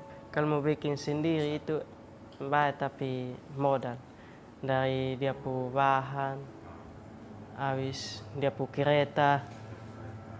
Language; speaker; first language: Indonesian; non-native, local second language; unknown